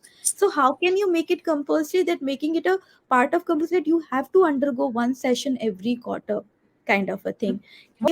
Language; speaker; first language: English; non-native, local second language; Hindi